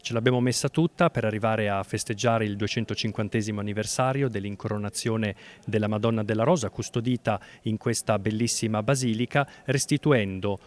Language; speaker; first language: Italian; native; Italian